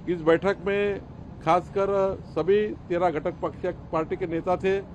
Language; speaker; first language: Hindi; non-native, local second language; Marathi